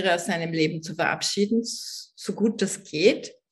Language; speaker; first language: German; native; German